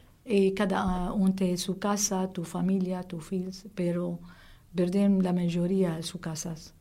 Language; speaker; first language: Spanish; non-native, learner; Arabic